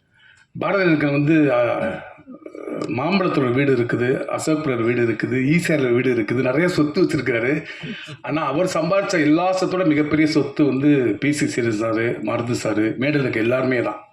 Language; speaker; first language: Tamil; native; Tamil